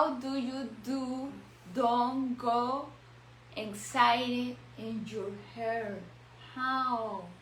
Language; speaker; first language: English; non-native, learner; Spanish